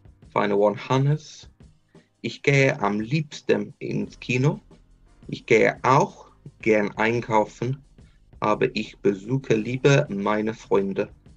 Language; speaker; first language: German; non-native, fluent; English